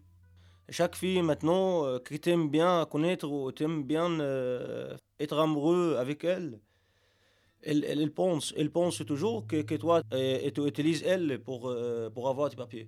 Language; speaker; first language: French; non-native, learner; Arabic